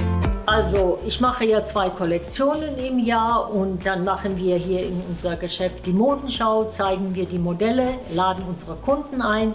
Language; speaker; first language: German; non-native, fluent; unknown